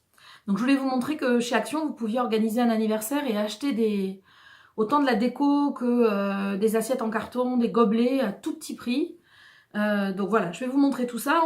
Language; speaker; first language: French; native; French